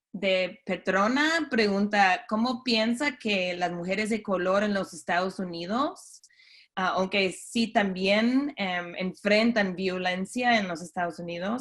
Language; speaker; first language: Spanish; non-native, fluent; English